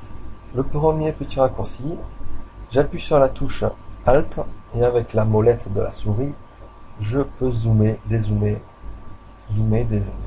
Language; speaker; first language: French; native; French